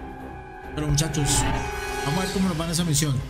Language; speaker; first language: Spanish; native; Spanish